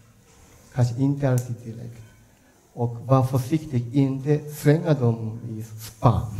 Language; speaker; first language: Swedish; non-native, fluent; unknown